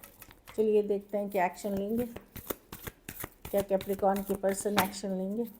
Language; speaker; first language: Hindi; native; Hindi